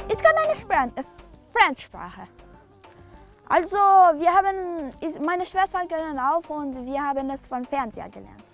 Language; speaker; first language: German; non-native, fluent; Albanian